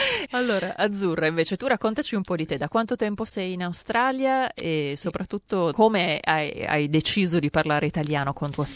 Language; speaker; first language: Italian; native; Italian